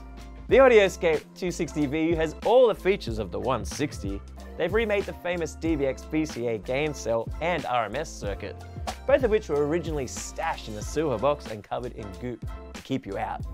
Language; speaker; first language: English; native; English